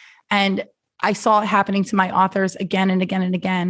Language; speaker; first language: English; native; English